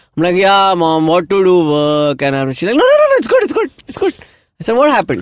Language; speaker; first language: English; non-native, local second language; Hindi